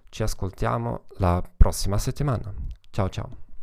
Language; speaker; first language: Italian; non-native, learner; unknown